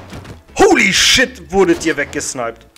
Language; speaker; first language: German; native; German